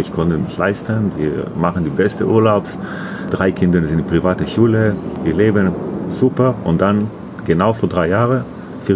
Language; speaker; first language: German; non-native, learner; Hebrew